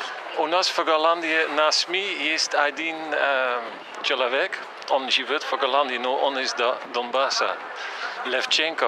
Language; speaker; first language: Russian; non-native, fluent; Dutch